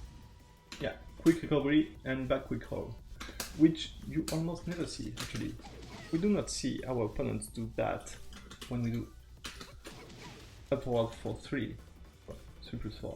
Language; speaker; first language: English; non-native, fluent; French